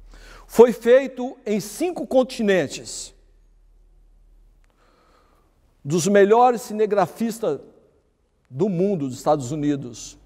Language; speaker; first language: Portuguese; native; Portuguese